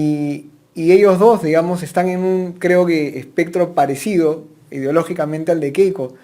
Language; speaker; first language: Spanish; native; Spanish